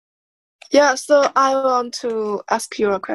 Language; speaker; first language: English; non-native, learner; Chinese